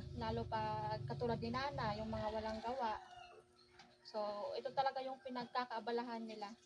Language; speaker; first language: Filipino; non-native, local second language; Hiligaynon